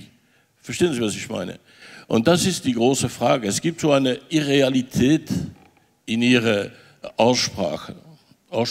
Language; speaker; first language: German; non-native, fluent; French